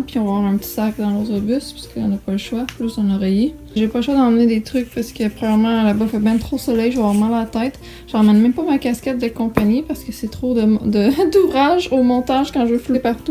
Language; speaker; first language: French; native; French